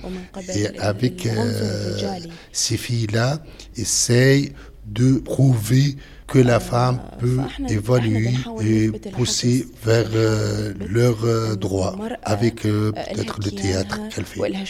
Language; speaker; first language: French; non-native, learner; Arabic